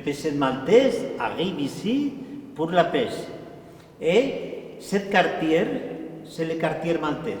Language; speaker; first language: French; non-native, fluent; Spanish